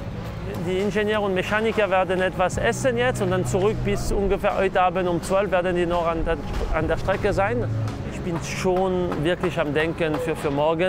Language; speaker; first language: German; non-native, local second language; French